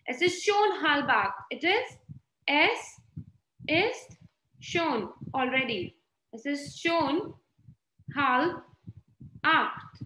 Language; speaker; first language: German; non-native, fluent; Hindi